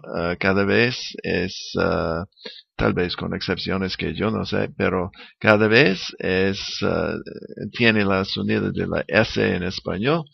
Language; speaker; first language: Spanish; non-native, learner; English